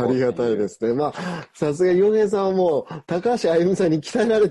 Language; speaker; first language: Japanese; native; Japanese